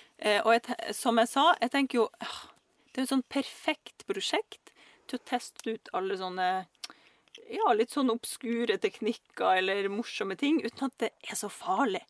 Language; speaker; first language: Norwegian; early bilingual, other home language; Russian